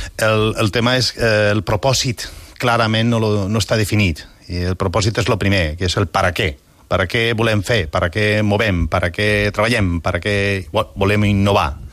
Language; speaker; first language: Catalan; non-native, local second language; Spanish